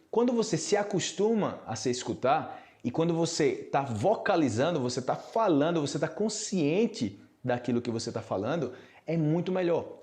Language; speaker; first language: Portuguese; native; Portuguese